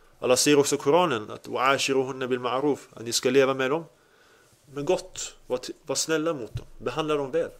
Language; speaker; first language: Swedish; early bilingual, other home language; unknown